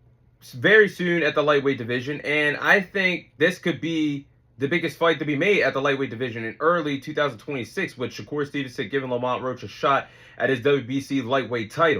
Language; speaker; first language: English; native; English